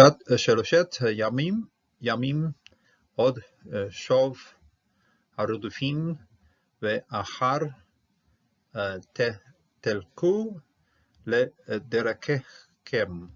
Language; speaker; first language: Hebrew; non-native, fluent; English